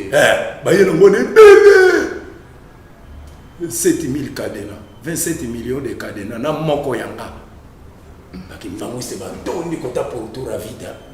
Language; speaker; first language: Lingala; non-native, local second language; Kongo